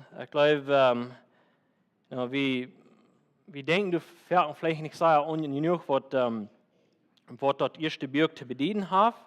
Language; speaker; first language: German; non-native, learner; Plautdietsch